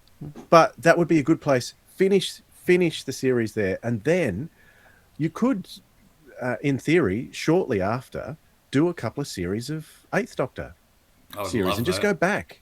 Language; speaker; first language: English; native; English